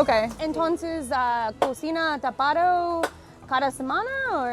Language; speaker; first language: Spanish; non-native, learner; English